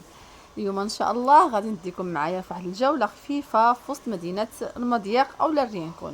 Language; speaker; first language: Arabic; native; Arabic